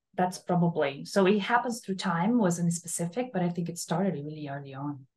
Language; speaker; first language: English; non-native, fluent; Portuguese